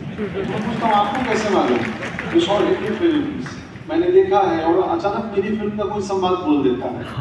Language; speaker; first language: Hindi; native; Hindi